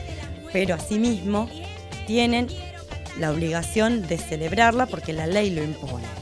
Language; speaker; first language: Spanish; native; Spanish